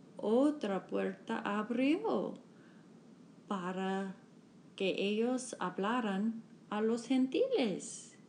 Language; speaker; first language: Spanish; non-native, learner; English